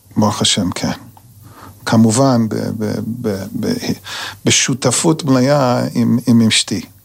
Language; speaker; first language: Hebrew; non-native, fluent; English